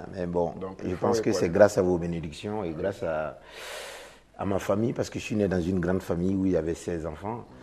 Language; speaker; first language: French; non-native, local second language; Mossi